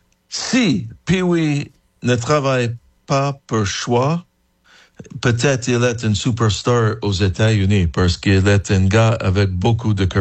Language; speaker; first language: French; non-native, learner; English